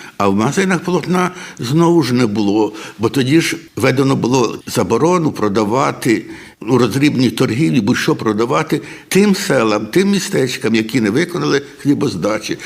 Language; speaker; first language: Ukrainian; native; Ukrainian